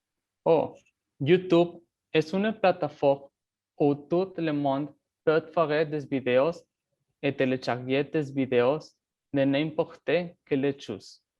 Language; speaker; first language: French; non-native, learner; Spanish